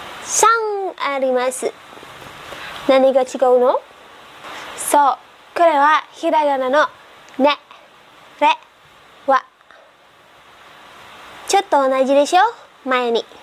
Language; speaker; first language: Japanese; non-native, learner; Indonesian